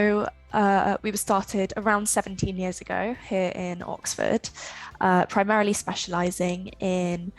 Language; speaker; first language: English; native; English